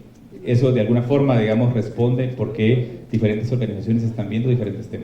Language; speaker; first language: Spanish; native; Spanish